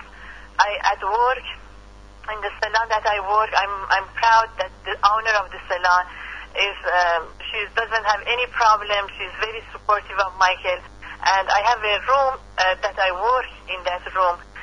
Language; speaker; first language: English; non-native, fluent; Persian